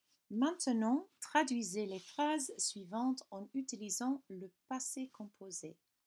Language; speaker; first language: French; non-native, fluent; English